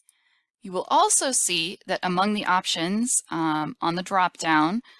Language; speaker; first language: English; native; English